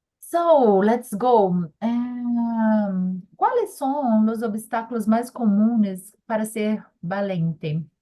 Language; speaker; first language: Spanish; non-native, learner; Portuguese